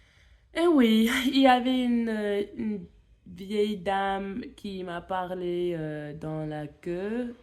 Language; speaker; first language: French; non-native, fluent; English